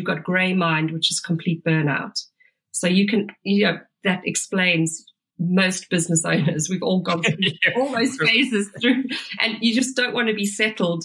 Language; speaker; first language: English; native; English